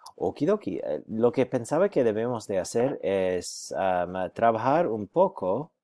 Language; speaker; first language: Spanish; non-native, fluent; English